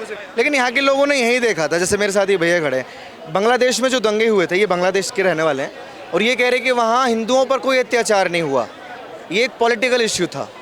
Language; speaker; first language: Hindi; native; Hindi